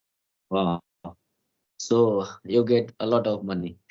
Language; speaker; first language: English; non-native, learner; Hindi